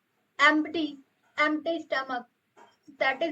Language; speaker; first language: English; non-native, local second language; Hindi